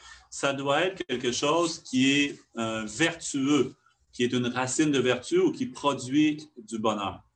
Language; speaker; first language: French; native; French